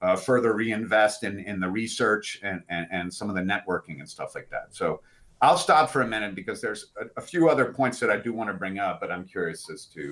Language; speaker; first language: English; native; English